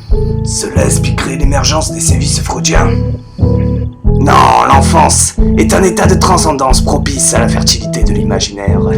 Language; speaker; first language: French; native; French